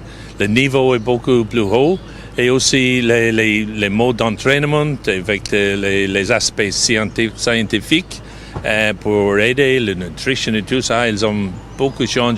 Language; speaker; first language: French; non-native, fluent; English